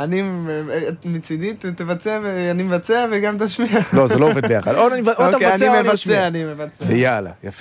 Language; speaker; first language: Hebrew; native; Hebrew